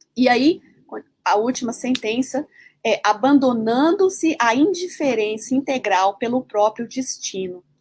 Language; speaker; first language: Portuguese; early bilingual, heritage; Portuguese